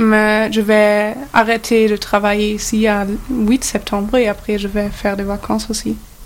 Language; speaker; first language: French; non-native, learner; German